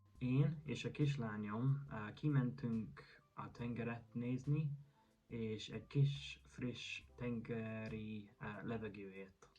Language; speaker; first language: Hungarian; non-native, learner; English